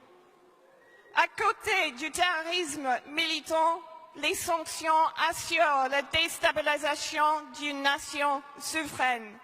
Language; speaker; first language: French; non-native, fluent; English